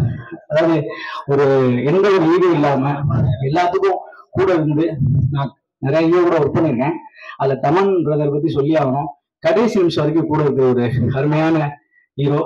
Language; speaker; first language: Tamil; native; Tamil